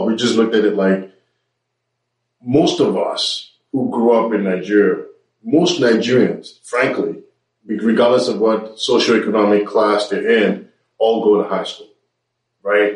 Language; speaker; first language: English; non-native, local second language; Yoruba